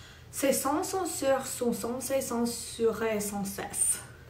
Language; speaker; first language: French; non-native, learner; English